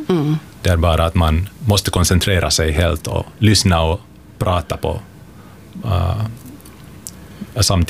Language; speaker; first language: Swedish; non-native, local second language; Finnish